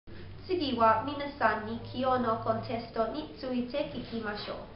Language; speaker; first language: Japanese; non-native, learner; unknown